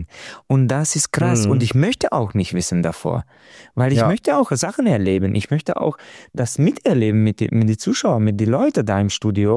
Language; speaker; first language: German; non-native, learner; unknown